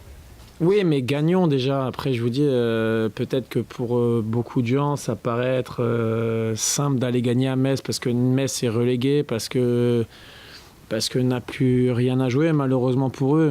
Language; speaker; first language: French; native; French